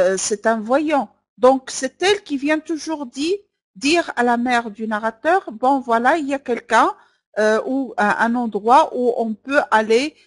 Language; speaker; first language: French; non-native, local second language; Arabic